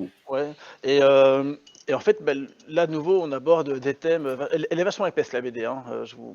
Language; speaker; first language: French; native; French